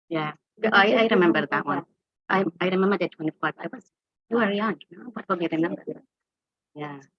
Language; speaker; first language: English; non-native, fluent; Arabic